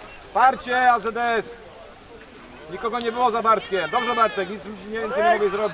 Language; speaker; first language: Polish; native; Polish